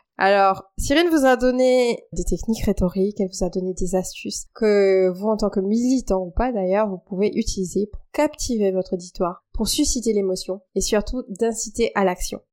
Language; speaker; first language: French; non-native, local second language; Morisyen